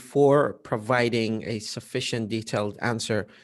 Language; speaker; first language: English; non-native, fluent; Arabic